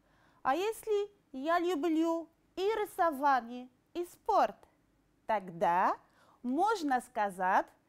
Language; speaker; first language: Russian; non-native, fluent; Arabic